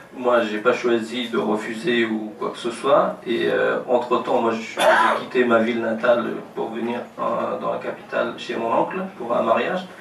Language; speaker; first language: French; non-native, fluent; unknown